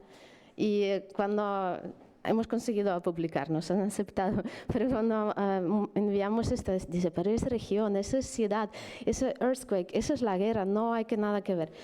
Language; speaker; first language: Spanish; non-native, fluent; Ukrainian